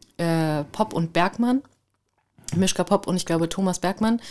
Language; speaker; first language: German; native; German